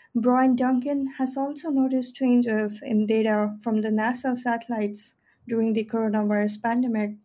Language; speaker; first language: English; non-native, local second language; Hindi